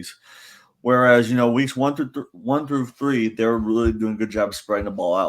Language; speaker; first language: English; native; English